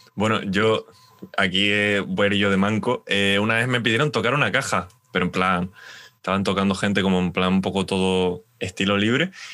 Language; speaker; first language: Spanish; native; Spanish